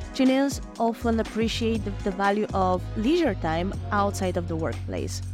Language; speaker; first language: English; non-native, fluent; Bulgarian